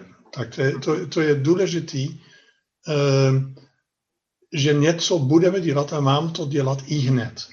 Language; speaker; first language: Czech; non-native, fluent; Dutch